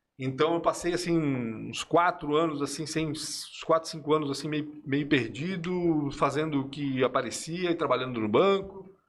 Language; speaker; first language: Portuguese; early bilingual, other home language; Spanish